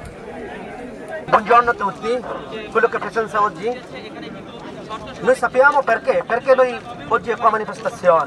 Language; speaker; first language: Italian; non-native, learner; Bangla